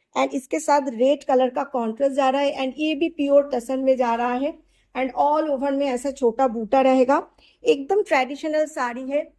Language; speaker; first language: Hindi; non-native, local second language; Bangla